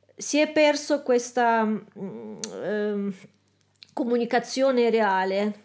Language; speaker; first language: Italian; non-native, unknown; Russian